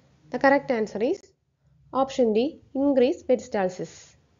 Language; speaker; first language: English; non-native, local second language; Malayalam